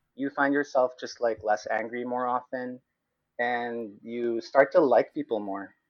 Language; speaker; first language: English; non-native, local second language; Cebuano